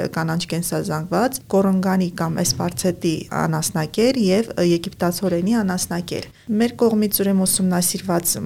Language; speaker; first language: Armenian; native; Armenian